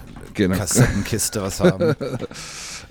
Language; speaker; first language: German; native; German